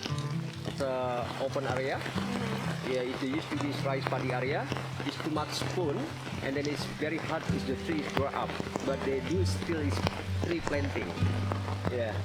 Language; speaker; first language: English; non-native, learner; Indonesian